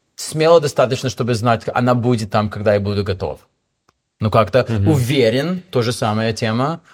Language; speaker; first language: Russian; non-native, fluent; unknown